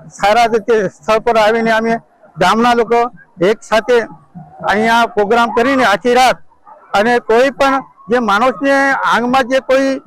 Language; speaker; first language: Gujarati; non-native, local second language; Bhili